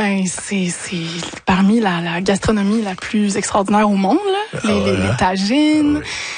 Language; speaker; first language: French; native; French